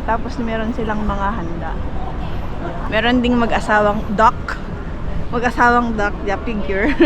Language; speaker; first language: Filipino; native; Filipino